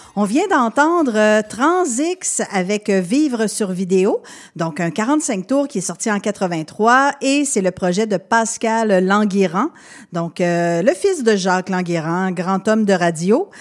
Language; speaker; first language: French; native; French